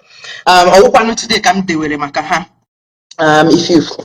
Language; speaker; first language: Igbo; early bilingual, heritage; Igbo